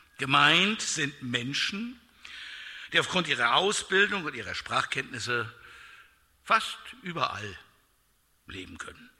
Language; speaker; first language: German; native; German